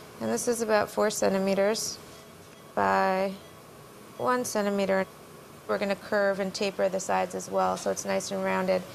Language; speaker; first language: English; native; English